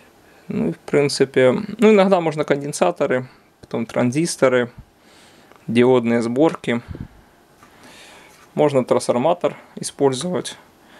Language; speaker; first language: Russian; non-native, local second language; Ukrainian